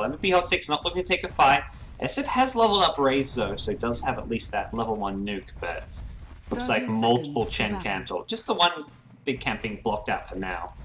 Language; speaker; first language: English; native; English